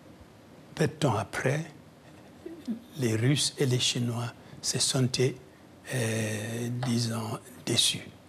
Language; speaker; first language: French; non-native, fluent; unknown